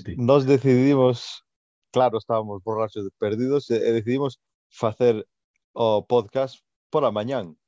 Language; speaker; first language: Galician; non-native, local second language; Spanish